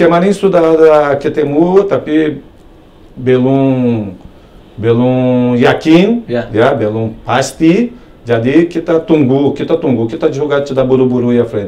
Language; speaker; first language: Indonesian; non-native, fluent; Portuguese